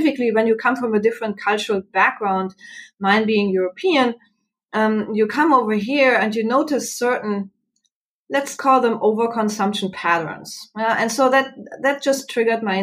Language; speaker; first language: English; non-native, fluent; German